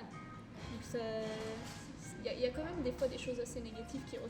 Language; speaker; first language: French; native; French